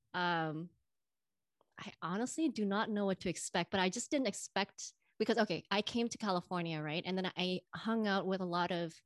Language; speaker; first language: English; non-native, fluent; Indonesian